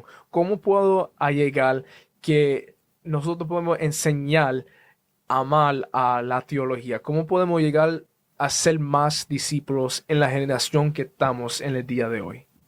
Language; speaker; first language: Spanish; early bilingual, heritage; Spanish